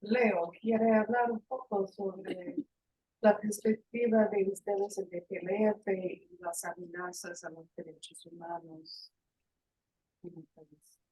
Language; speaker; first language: Spanish; non-native, fluent; English